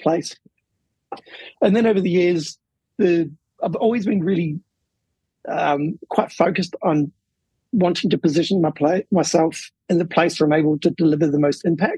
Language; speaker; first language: English; native; English